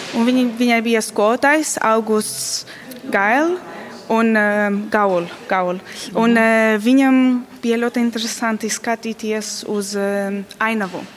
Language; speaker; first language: Latvian; non-native, learner; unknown